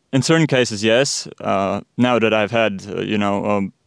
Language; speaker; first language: English; non-native, fluent; Latvian